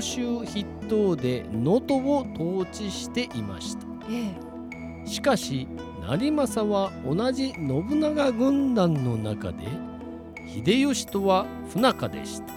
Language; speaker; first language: Japanese; native; Japanese